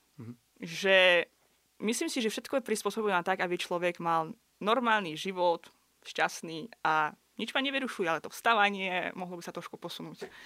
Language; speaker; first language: Slovak; non-native, fluent; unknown